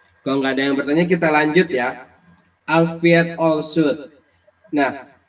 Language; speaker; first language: Indonesian; native; Indonesian